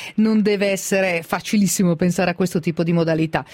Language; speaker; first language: Italian; native; Italian